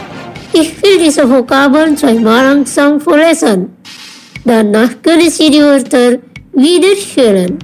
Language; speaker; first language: German; non-native, fluent; Indonesian